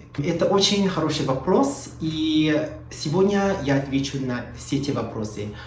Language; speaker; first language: Russian; non-native, fluent; English